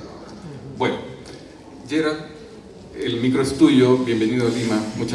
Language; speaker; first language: Spanish; native; Spanish